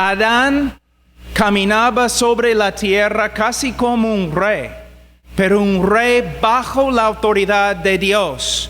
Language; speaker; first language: Spanish; non-native, fluent; English